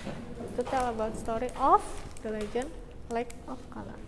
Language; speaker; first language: English; non-native, local second language; Indonesian